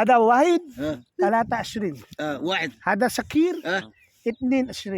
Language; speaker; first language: Arabic; non-native, learner; Filipino